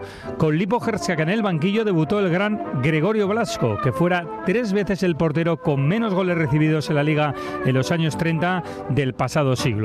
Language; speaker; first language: Spanish; native; Spanish